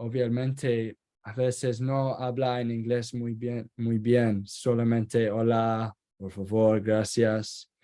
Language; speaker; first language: Spanish; non-native, learner; Kurdish